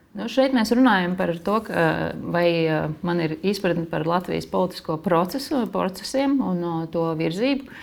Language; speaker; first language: Latvian; native; Latvian